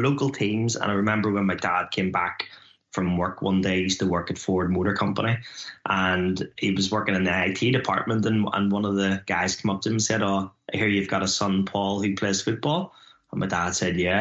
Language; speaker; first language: English; native; English